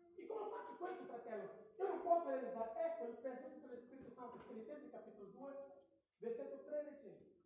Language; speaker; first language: Italian; non-native, fluent; Portuguese